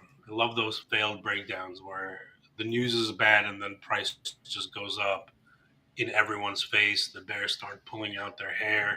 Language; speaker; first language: English; native; English